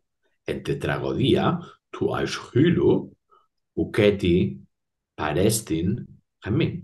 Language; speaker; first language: Greek; non-native, fluent; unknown